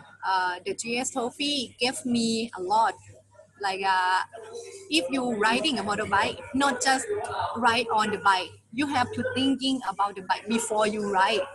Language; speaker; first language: English; non-native, learner; Thai